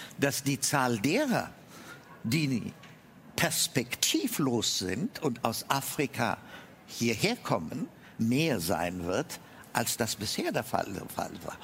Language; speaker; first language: German; non-native, fluent; Amharic